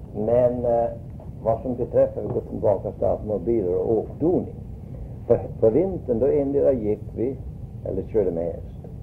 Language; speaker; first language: Swedish; early bilingual, heritage; Swedish